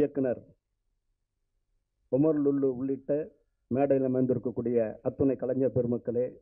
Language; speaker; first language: Tamil; native; Tamil